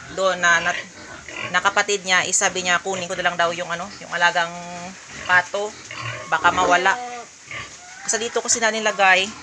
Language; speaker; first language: Filipino; native; Filipino